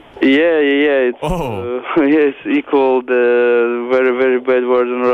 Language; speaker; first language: English; non-native, learner; Russian